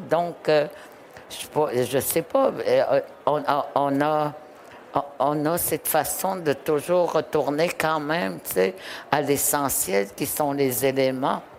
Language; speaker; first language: French; non-native, local second language; Innu-aimun